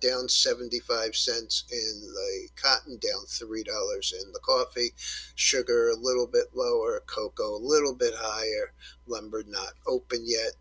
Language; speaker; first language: English; native; English